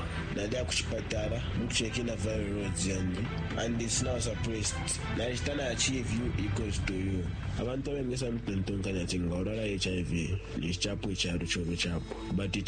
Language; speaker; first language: English; non-native, local second language; Bemba